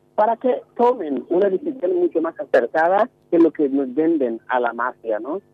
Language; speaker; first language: Spanish; non-native, fluent; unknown